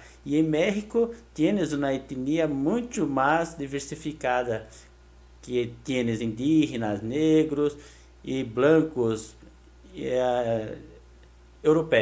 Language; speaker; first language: Portuguese; non-native, learner; Spanish